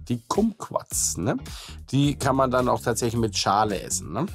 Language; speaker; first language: German; native; German